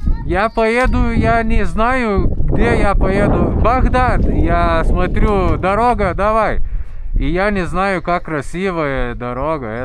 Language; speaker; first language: Russian; non-native, learner; Lithuanian